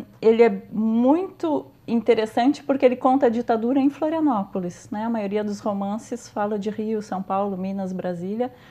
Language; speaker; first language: Portuguese; early bilingual, heritage; Portuguese